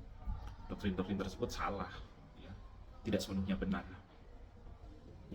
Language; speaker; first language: Indonesian; native; Indonesian